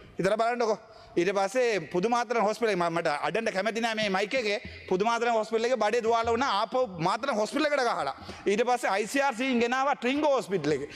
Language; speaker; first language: Sinhala; non-native, local second language; Tamil